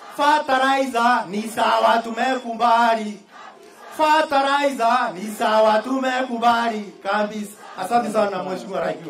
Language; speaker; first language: Swahili; non-native, local second language; Kalenjin